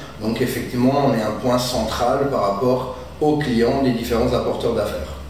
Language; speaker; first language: French; native; French